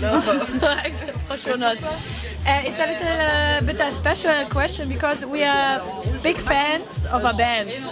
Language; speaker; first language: English; non-native, learner; German